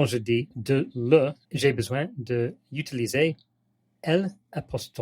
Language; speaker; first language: French; non-native, learner; English